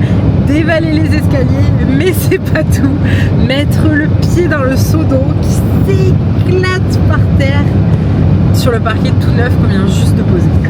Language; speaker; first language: French; native; French